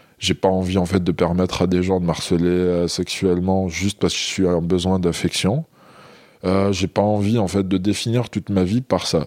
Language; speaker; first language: French; non-native, local second language; Arabic